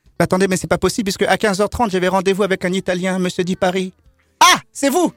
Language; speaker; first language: French; early bilingual, other home language; Lingala